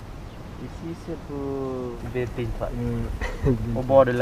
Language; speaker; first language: French; non-native, learner; Vietnamese